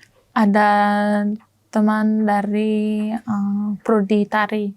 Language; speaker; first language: Indonesian; non-native, learner; German